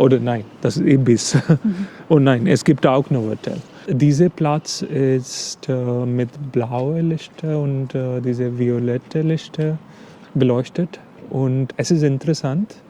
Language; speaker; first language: German; non-native, fluent; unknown